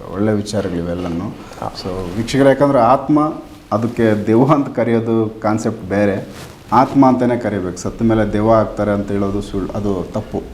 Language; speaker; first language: Kannada; native; Kannada